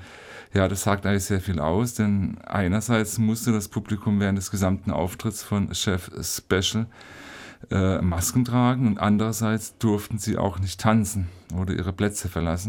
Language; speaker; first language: German; native; German